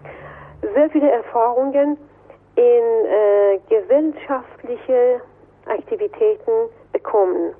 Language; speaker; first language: German; non-native, fluent; Persian